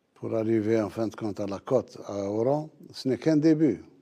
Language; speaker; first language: French; non-native, local second language; Arabic